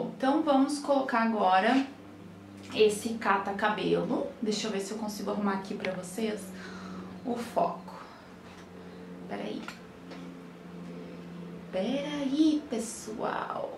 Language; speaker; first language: Portuguese; native; Portuguese